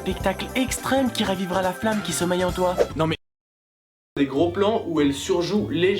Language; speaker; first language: French; native; French